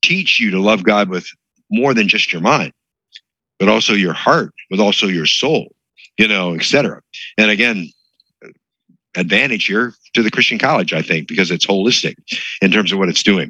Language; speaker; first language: English; native; English